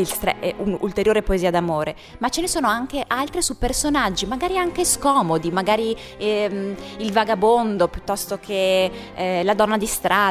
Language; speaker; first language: Italian; native; Italian